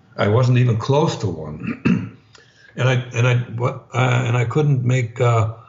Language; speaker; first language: English; non-native, fluent; German